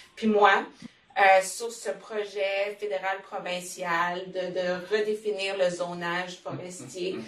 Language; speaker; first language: French; native; French